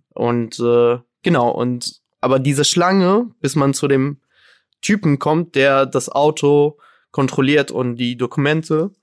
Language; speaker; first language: German; non-native, fluent; Arabic